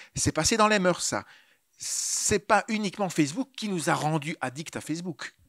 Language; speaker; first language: French; native; French